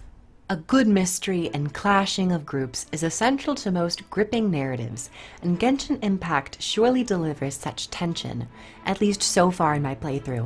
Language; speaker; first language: English; native; English